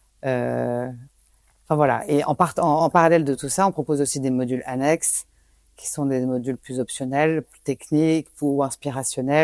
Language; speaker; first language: French; native; French